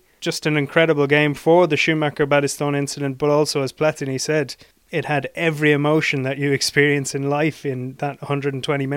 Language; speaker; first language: English; native; English